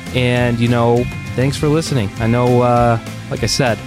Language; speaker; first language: English; native; English